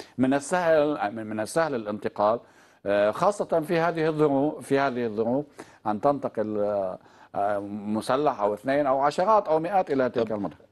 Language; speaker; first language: Arabic; native; Arabic